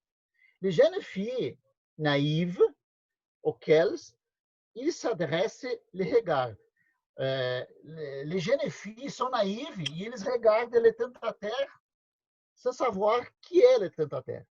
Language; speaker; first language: French; non-native, learner; Portuguese